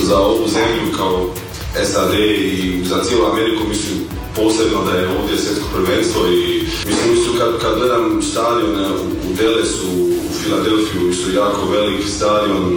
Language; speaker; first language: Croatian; early bilingual, heritage; Croatian